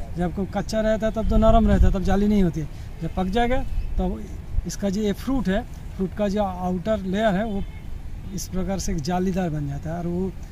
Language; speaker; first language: Hindi; native; Hindi